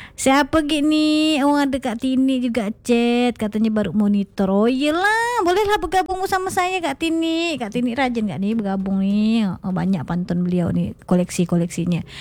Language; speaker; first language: Indonesian; native; Indonesian